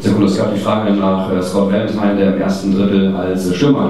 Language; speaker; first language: German; native; German